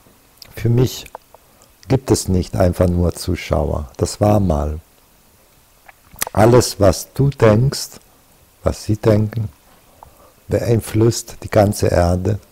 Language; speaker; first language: German; non-native, fluent; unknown